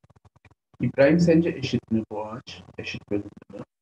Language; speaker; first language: Turkish; native; Turkish